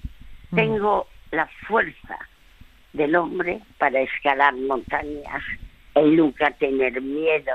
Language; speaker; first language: Spanish; early bilingual, other home language; French